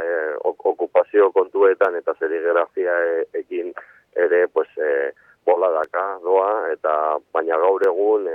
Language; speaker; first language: Basque; non-native, local second language; Spanish